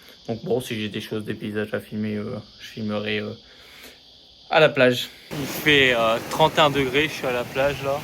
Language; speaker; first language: French; native; French